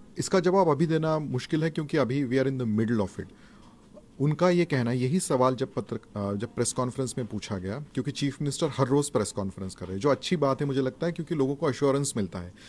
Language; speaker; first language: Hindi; non-native, local second language; Marathi